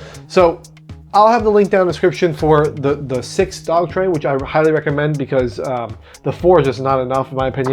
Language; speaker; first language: English; native; English